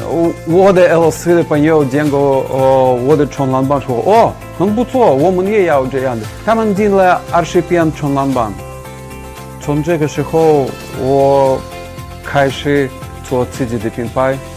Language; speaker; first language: Chinese; non-native, learner; Russian